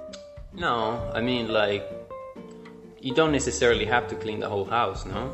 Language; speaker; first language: English; non-native, fluent; Spanish